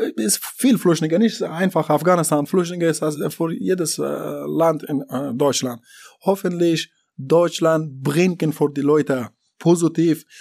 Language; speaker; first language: German; non-native, learner; Persian